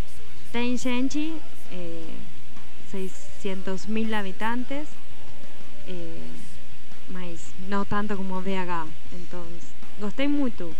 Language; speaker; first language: Portuguese; non-native, learner; Spanish